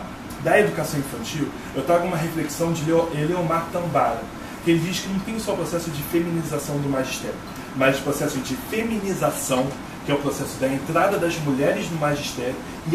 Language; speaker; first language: Portuguese; native; Portuguese